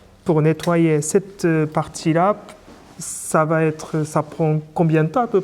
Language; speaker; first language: French; non-native, fluent; Japanese